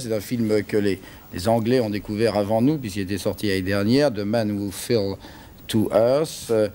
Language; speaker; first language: French; native; French